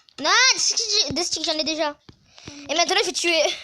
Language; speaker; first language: French; native; French